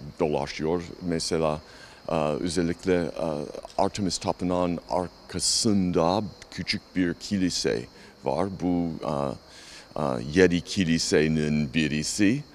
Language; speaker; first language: Turkish; non-native, fluent; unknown